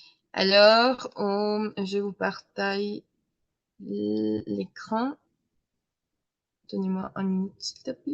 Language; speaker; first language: French; non-native, learner; Spanish